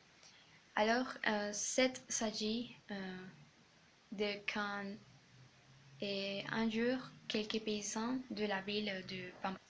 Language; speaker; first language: French; non-native, learner; Spanish